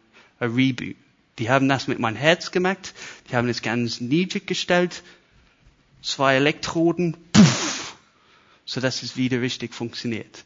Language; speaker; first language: German; non-native, fluent; English